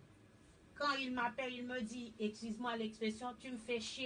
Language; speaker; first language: French; native; French